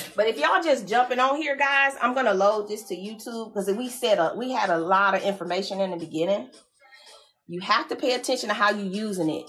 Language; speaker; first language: English; native; English